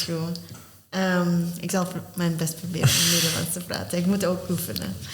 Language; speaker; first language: Dutch; non-native, learner; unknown